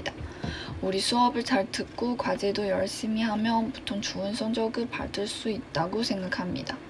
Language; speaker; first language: Korean; non-native, learner; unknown